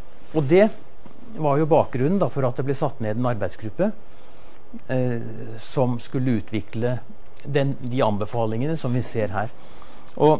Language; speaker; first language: Norwegian; native; Norwegian